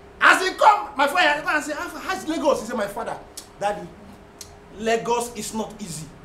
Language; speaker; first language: Nigerian Pidgin; non-native, local second language; Hausa